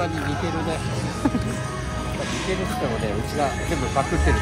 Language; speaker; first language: Japanese; native; Japanese